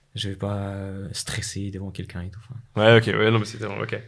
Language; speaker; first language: French; non-native, fluent; Russian